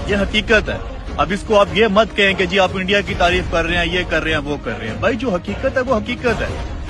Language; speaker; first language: Urdu; non-native, local second language; Punjabi